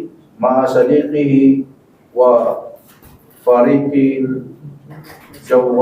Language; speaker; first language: Arabic; non-native, learner; Filipino